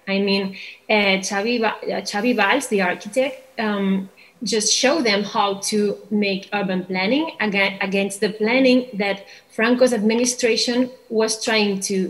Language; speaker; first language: English; non-native, fluent; Catalan